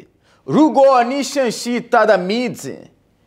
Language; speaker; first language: Chinese; non-native, learner; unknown